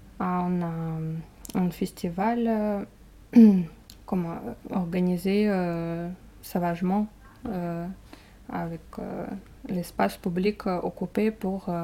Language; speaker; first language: French; non-native, fluent; Russian